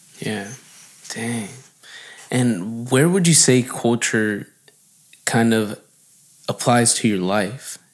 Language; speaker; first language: English; native; English